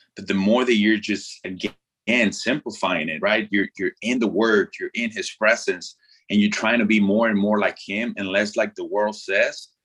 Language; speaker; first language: English; non-native, fluent; Spanish